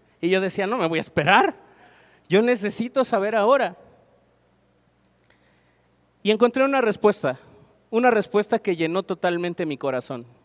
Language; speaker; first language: Spanish; native; Spanish